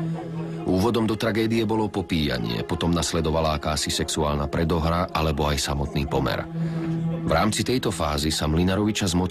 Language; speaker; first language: Slovak; native; Slovak